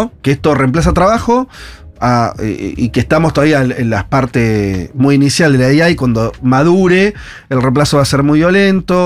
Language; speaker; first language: Spanish; native; Spanish